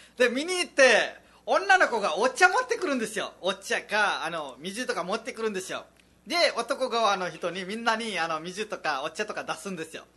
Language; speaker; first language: Japanese; non-native, fluent; Nepali